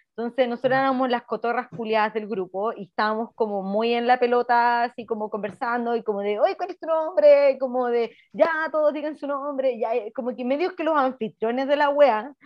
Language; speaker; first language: Spanish; native; Spanish